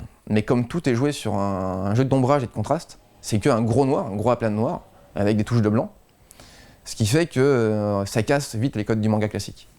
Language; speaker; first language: French; native; French